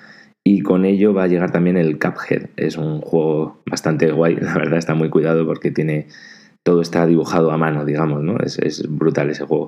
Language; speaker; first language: Spanish; native; Spanish